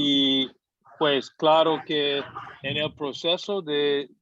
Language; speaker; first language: Spanish; non-native, fluent; English